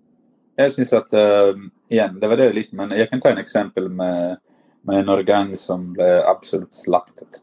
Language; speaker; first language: Norwegian; non-native, fluent; Italian